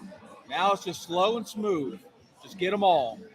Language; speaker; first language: English; native; English